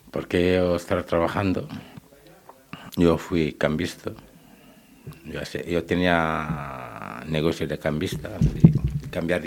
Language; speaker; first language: Spanish; non-native, learner; Wolof